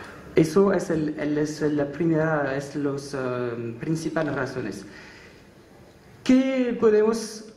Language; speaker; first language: Spanish; non-native, learner; French